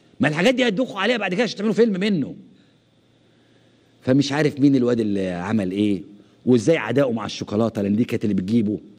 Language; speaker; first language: Arabic; native; Arabic